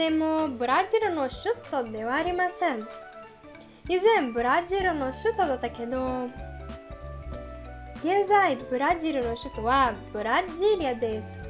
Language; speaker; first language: Japanese; non-native, learner; Portuguese